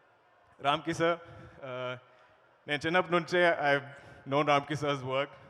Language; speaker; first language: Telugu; non-native, learner; Malayalam